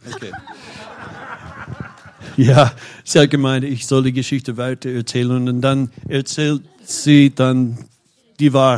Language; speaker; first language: German; non-native, fluent; English